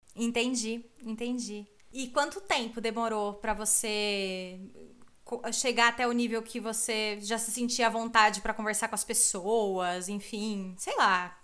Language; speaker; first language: Portuguese; native; Portuguese